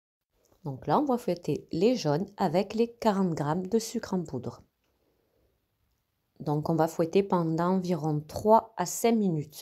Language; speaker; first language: French; native; French